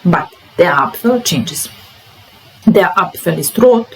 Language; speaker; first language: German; non-native, fluent; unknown